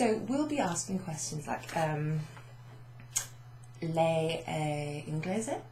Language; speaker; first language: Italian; non-native, fluent; English